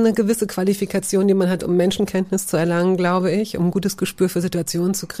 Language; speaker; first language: German; native; German